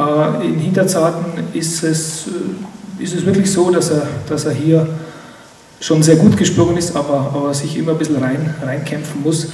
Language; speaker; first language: German; native; German